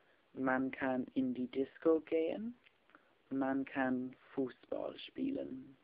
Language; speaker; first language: German; non-native, learner; English